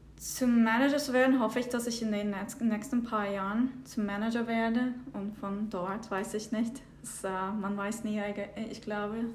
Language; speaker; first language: German; non-native, fluent; Turkish